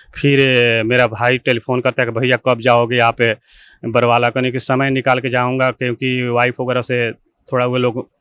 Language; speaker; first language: Hindi; native; Hindi